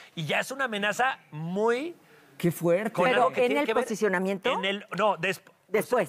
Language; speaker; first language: Spanish; native; Spanish